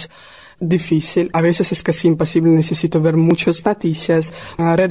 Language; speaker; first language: Spanish; non-native, learner; Russian